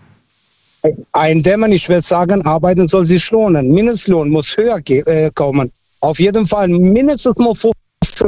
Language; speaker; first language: German; non-native, fluent; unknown